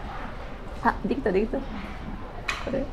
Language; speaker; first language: Japanese; non-native, learner; Arabic